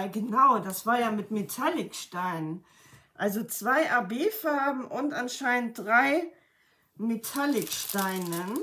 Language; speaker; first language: German; native; German